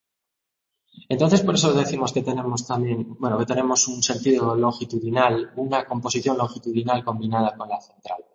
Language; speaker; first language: Spanish; native; Spanish